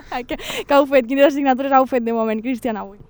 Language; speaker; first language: Catalan; native; Catalan